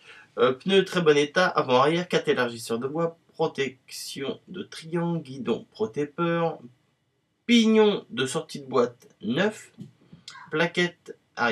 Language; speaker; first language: French; native; French